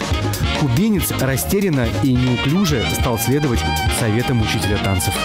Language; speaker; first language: Russian; native; Russian